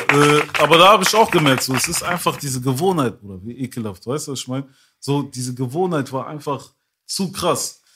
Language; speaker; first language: German; early bilingual, other home language; French